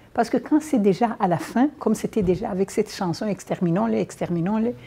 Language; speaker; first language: French; non-native, local second language; Kinyarwanda